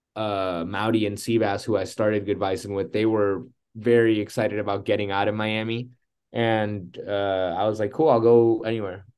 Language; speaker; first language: English; early bilingual, other home language; Spanish